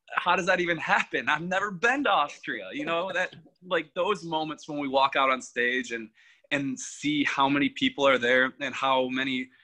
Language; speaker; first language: English; native; English